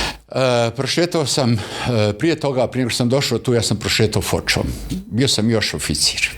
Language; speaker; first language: Bosnian; native; Bosnian